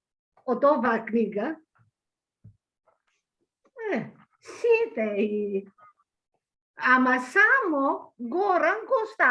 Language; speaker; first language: Macedonian; early bilingual, heritage; Greek